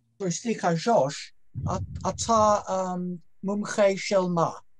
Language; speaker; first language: Hebrew; non-native, learner; English